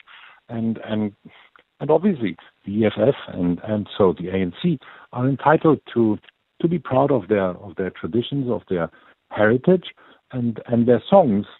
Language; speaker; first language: English; non-native, fluent; German